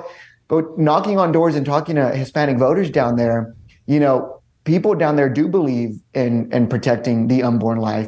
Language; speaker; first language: English; native; English